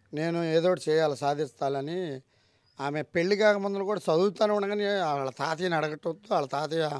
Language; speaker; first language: Telugu; native; Telugu